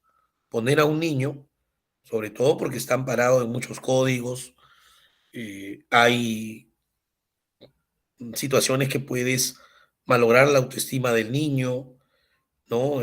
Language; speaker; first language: Spanish; native; Spanish